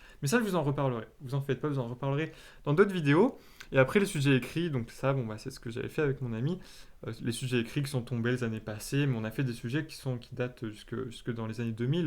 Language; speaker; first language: French; native; French